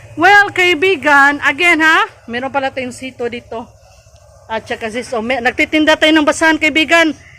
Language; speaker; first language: Filipino; non-native, local second language; Cebuano